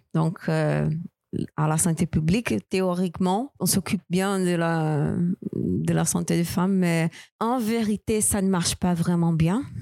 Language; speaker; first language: French; non-native, fluent; Portuguese